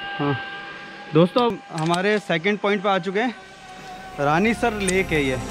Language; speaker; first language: Hindi; native; Hindi